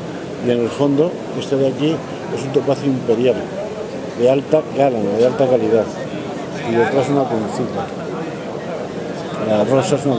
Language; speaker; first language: Spanish; native; Spanish